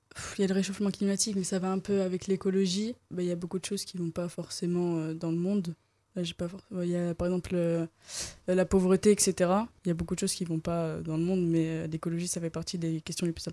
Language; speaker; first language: French; native; French